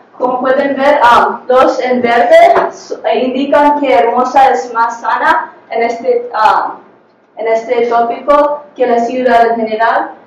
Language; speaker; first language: Spanish; non-native, fluent; English